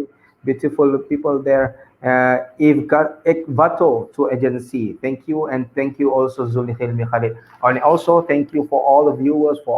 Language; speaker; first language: English; non-native, local second language; Malay